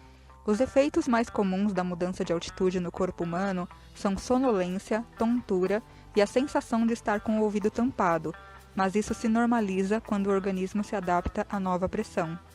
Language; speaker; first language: Portuguese; native; Portuguese